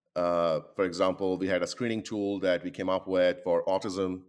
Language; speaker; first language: English; non-native, local second language; Bangla